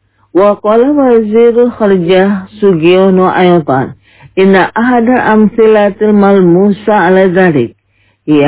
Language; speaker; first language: Arabic; non-native, fluent; Indonesian